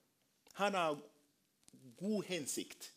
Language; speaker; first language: Norwegian; non-native, fluent; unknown